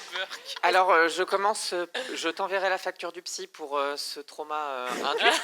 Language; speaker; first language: French; native; French